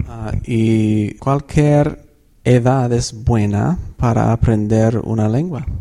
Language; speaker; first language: Spanish; non-native, fluent; English